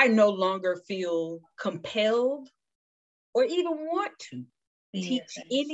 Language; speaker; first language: English; native; English